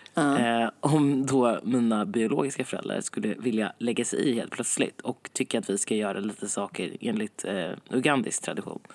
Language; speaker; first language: Swedish; native; Swedish